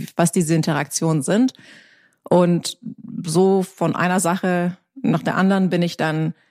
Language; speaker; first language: German; non-native, fluent; English